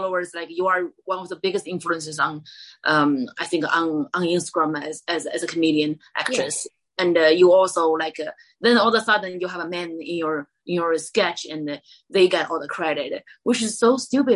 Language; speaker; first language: English; non-native, fluent; Chinese